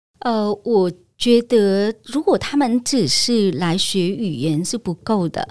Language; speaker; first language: Chinese; non-native, fluent; Vietnamese